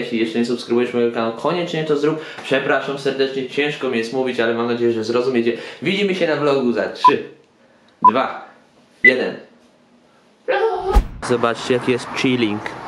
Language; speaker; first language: Polish; native; Polish